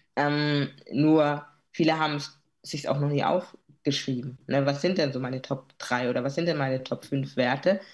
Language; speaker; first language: German; native; German